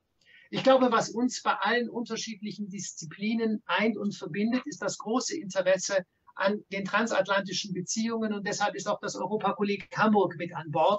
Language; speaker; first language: German; native; German